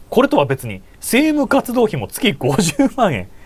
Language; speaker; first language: Japanese; native; Japanese